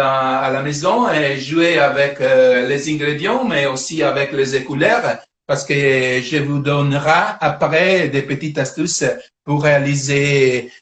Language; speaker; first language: French; non-native, fluent; Italian